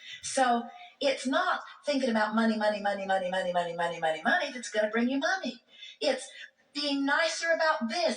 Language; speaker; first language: English; native; English